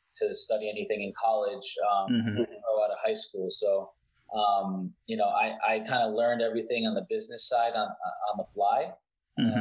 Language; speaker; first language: English; early bilingual, other home language; Italian